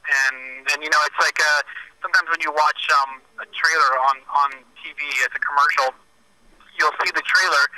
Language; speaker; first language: English; native; English